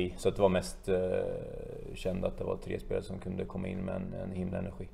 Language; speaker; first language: Swedish; native; Swedish